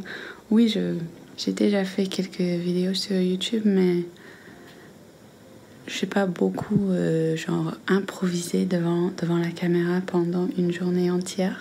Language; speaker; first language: French; non-native, fluent; English